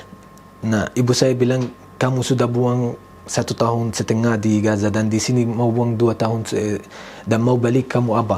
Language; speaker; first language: Indonesian; non-native, learner; Arabic